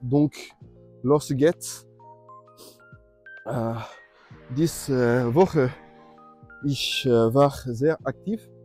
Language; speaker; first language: German; non-native, learner; French